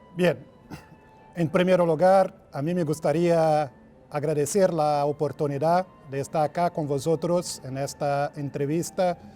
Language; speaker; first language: Spanish; non-native, fluent; Portuguese